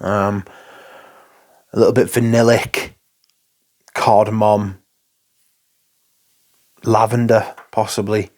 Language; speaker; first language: English; native; English